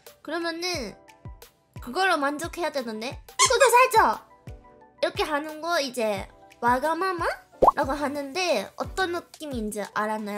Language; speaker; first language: Korean; non-native, learner; Japanese